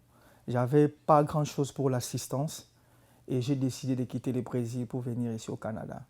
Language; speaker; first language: French; non-native, local second language; Lingala